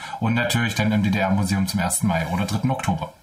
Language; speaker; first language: German; native; German